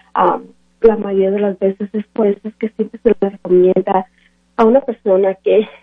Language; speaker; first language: Spanish; early bilingual, other home language; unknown